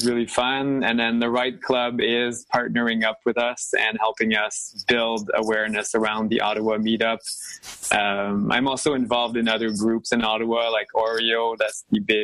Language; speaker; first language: English; non-native, fluent; French